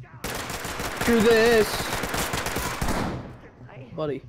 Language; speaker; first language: English; native; English